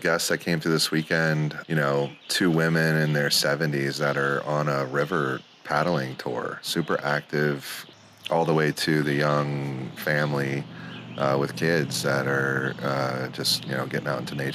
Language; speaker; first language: English; native; English